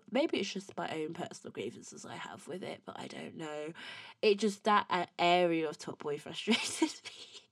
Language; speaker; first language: English; native; English